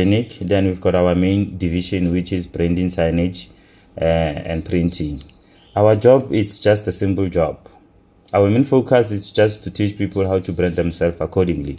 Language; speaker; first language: English; non-native, local second language; Tswana